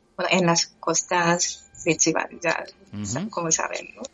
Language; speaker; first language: Spanish; non-native, fluent; Japanese